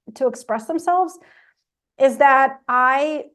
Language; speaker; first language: English; non-native, fluent; Russian